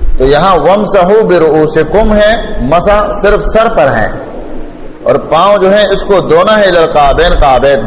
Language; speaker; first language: Urdu; non-native, local second language; Pashto